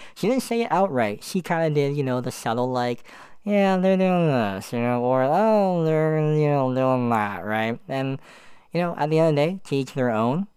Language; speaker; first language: English; native; English